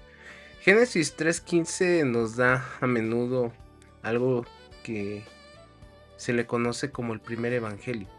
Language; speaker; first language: Spanish; native; Spanish